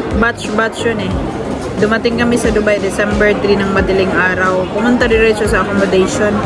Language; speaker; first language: Filipino; non-native, local second language; Cebuano